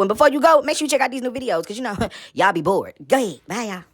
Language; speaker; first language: English; native; English